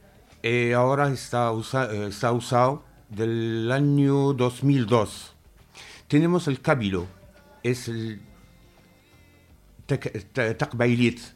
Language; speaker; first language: Spanish; non-native, fluent; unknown